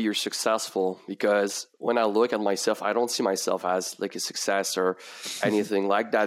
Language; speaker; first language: English; non-native, fluent; French